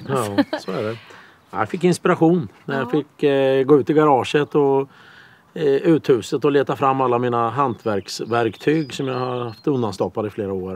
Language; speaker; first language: Swedish; native; Swedish